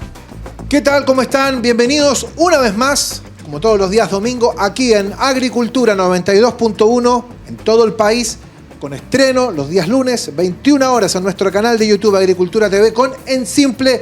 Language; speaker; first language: Spanish; native; Spanish